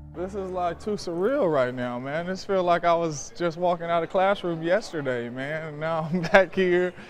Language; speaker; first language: English; native; English